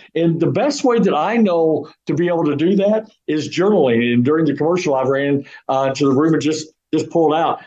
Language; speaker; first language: English; native; English